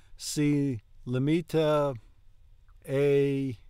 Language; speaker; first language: Italian; non-native, learner; English